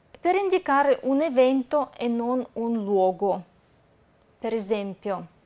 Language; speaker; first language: Italian; non-native, fluent; Russian